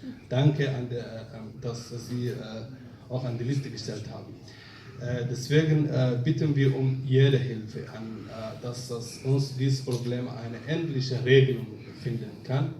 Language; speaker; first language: German; non-native, fluent; Somali